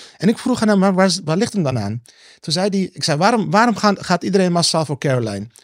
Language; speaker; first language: Dutch; native; Dutch